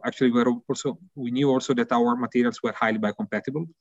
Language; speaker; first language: English; non-native, fluent; Italian